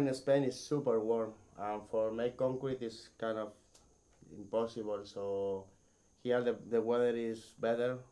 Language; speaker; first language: English; non-native, learner; Spanish